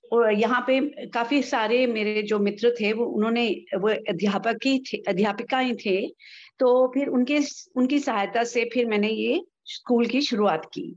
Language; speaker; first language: Hindi; native; Hindi